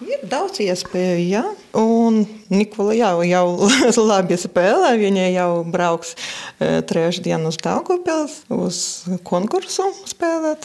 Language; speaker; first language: Latvian; non-native, local second language; Russian